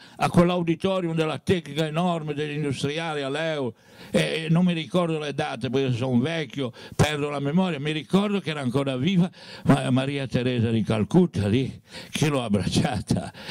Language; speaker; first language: Italian; native; Italian